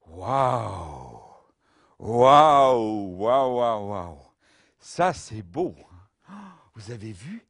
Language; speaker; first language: French; native; French